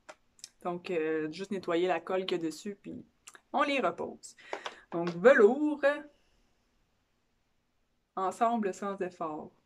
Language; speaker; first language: French; native; French